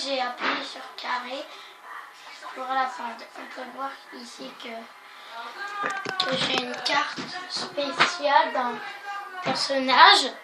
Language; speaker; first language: French; native; French